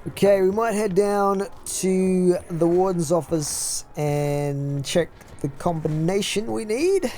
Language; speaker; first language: English; native; English